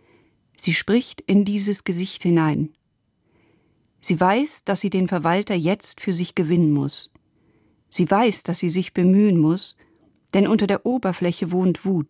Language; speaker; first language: German; native; German